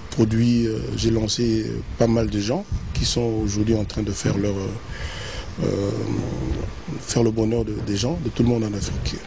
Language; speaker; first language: French; non-native, local second language; Lingala